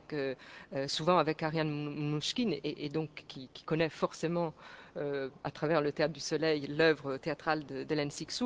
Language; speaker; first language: French; native; French